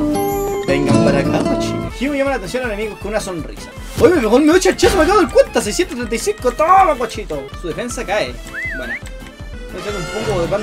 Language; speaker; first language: Spanish; native; Spanish